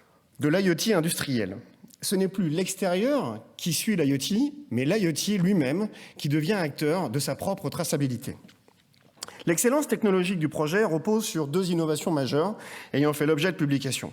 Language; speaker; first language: French; native; French